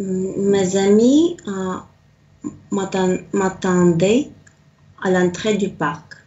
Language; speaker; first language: French; non-native, learner; Russian